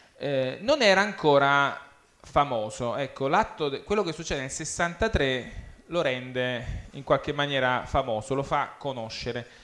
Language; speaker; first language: Italian; early bilingual, other home language; English